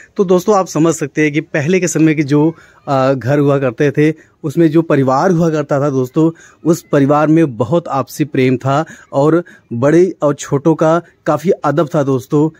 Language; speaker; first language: Hindi; native; Hindi